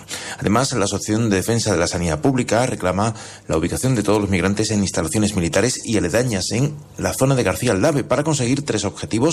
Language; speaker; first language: Spanish; native; Spanish